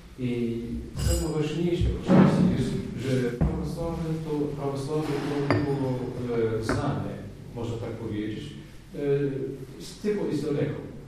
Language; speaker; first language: Polish; non-native, learner; Dutch